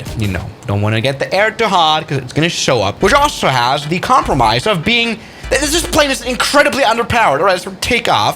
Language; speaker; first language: English; non-native, fluent; German